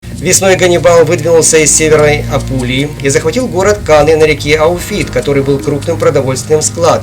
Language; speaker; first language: Russian; native; Russian